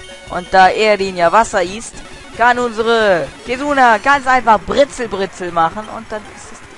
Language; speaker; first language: German; native; German